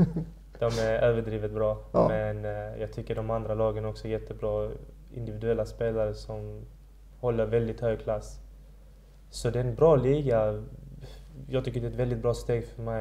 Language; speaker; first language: Swedish; early bilingual, other home language; Persian